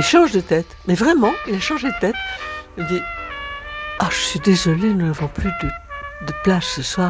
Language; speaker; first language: French; native; French